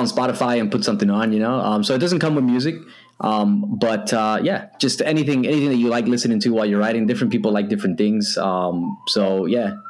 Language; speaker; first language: English; native; English